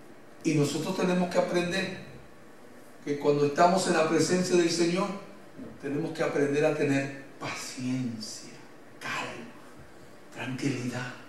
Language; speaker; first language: Spanish; native; Spanish